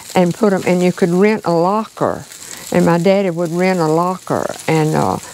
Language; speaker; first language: English; native; English